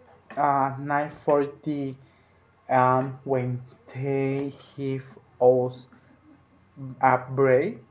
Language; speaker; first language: English; non-native, learner; Spanish